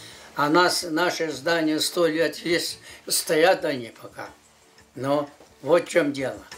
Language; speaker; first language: Russian; non-native, local second language; Yakut